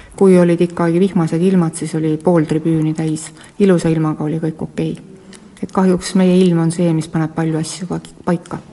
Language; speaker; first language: Estonian; native; Estonian